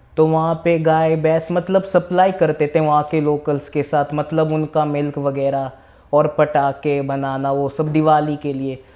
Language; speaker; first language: Hindi; early bilingual, other home language; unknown